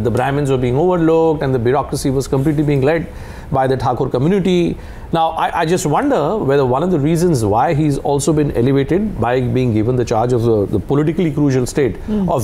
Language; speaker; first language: English; non-native, local second language; Hindi